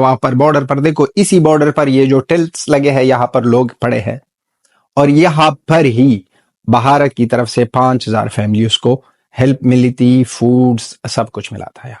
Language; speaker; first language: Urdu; non-native, fluent; Pashto